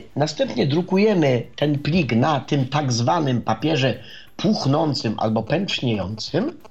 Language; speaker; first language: Polish; native; Polish